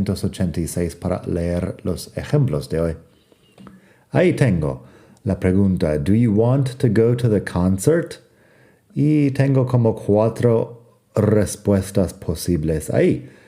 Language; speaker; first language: Spanish; non-native, fluent; English